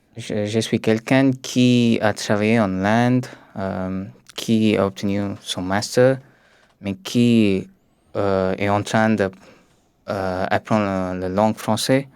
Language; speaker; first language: French; non-native, learner; Tamil